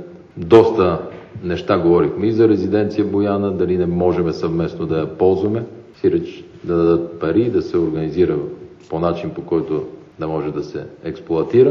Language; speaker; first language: Bulgarian; native; Bulgarian